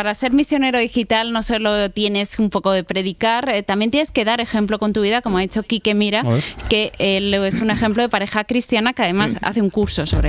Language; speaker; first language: Spanish; native; Spanish